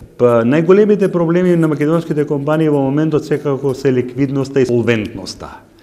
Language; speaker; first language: Macedonian; non-native, local second language; Albanian